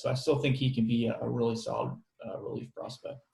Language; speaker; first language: English; native; English